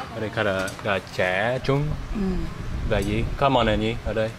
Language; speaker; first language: Vietnamese; non-native, learner; English